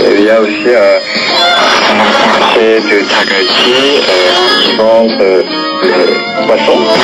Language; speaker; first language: French; non-native, learner; Korean